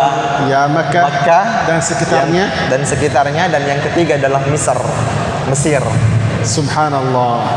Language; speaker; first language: Indonesian; non-native, learner; Arabic